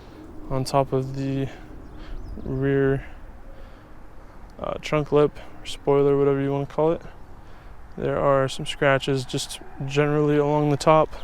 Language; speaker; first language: English; native; English